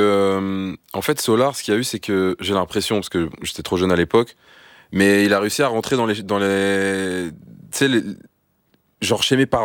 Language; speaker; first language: French; native; French